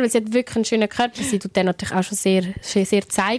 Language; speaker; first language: German; native; German